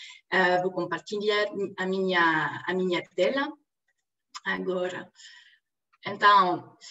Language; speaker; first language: Portuguese; non-native, fluent; French